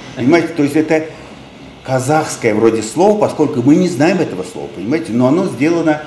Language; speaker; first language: Russian; non-native, local second language; Tajik